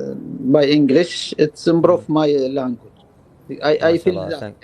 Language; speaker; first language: English; non-native, learner; Arabic